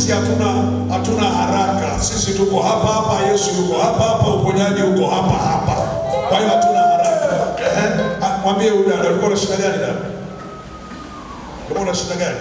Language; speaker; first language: Swahili; native; Swahili